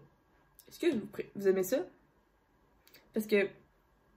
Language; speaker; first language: French; native; French